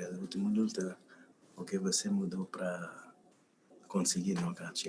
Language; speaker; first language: Portuguese; non-native, learner; English